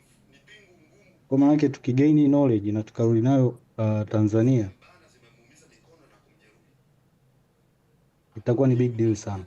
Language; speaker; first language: Swahili; native; Swahili